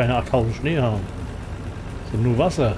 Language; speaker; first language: German; native; German